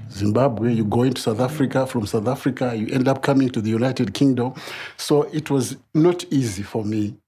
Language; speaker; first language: English; non-native, local second language; Shona